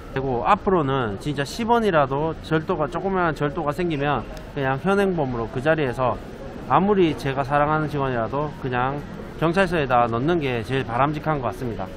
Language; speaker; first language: Korean; native; Korean